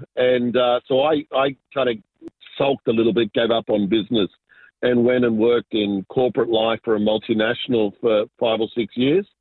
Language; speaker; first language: English; native; English